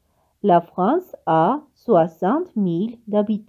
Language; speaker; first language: French; non-native, fluent; Armenian